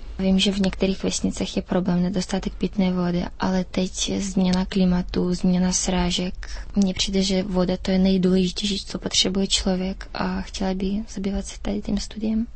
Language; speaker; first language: Czech; early bilingual, heritage; Czech